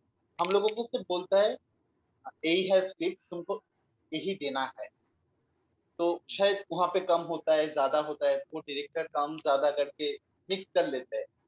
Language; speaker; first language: Hindi; non-native, local second language; Bangla